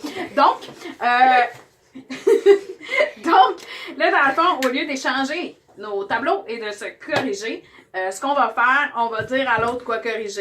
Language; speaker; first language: French; native; French